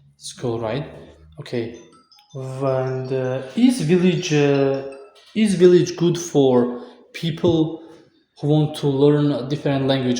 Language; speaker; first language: English; non-native, fluent; Tajik